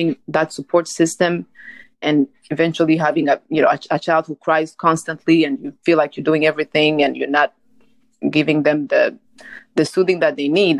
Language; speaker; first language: English; non-native, local second language; Kinyarwanda